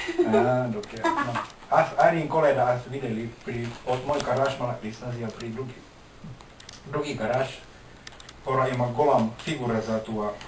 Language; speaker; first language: Bulgarian; non-native, learner; Finnish